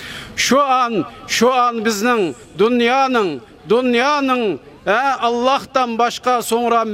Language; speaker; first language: Turkish; non-native, fluent; Uyghur